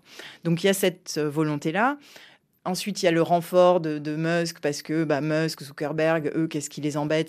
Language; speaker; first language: French; native; French